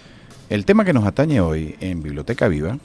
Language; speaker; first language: Spanish; native; Spanish